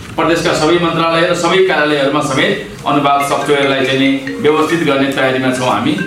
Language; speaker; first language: Nepali; native; Nepali